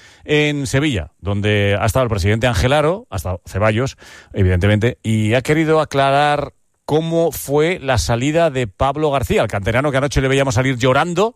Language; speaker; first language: Spanish; native; Spanish